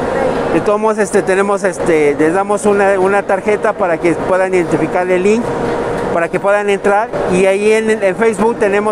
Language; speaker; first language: Spanish; native; Spanish